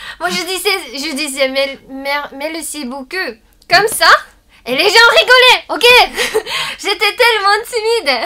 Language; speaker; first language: French; non-native, learner; Japanese